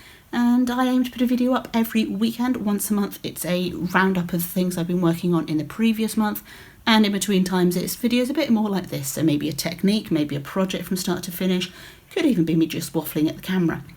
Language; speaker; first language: English; native; English